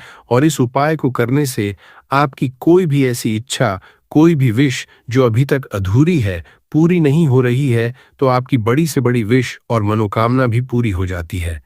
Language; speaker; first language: Hindi; native; Hindi